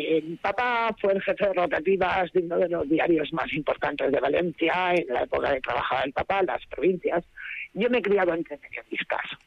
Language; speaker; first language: Spanish; native; Spanish